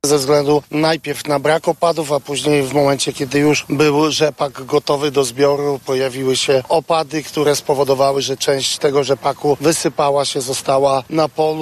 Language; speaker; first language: Polish; native; Polish